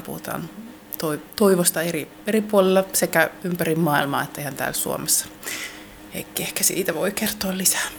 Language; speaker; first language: Finnish; native; Finnish